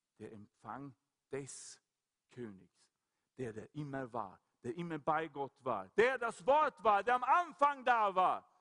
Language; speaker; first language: German; non-native, fluent; Swedish